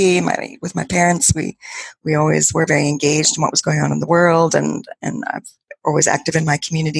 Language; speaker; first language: English; native; English